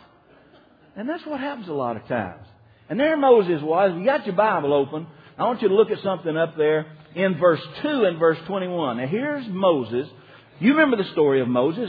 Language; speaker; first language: English; native; English